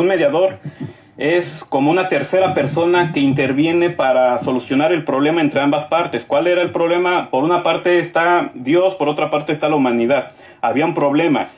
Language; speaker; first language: Spanish; native; Spanish